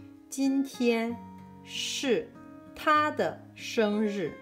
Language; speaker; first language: Chinese; early bilingual, heritage; Chinese